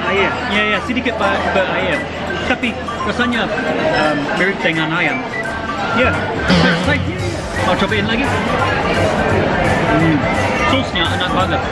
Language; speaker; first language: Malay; non-native, learner; English